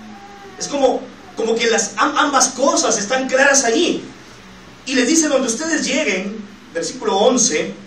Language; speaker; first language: Spanish; native; Spanish